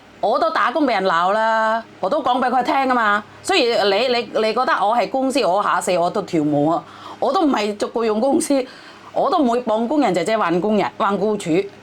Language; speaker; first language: Cantonese; non-native, fluent; Indonesian